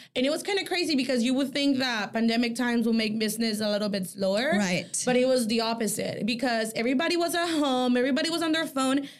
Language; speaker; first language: English; early bilingual, other home language; Spanish